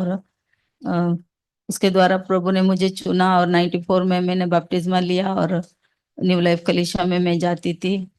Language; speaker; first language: Hindi; non-native, local second language; Malayalam